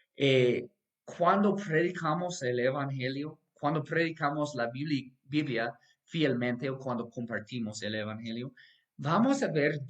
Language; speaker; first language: Spanish; non-native, fluent; English